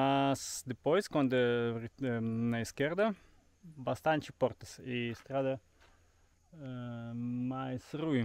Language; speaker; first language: Portuguese; non-native, learner; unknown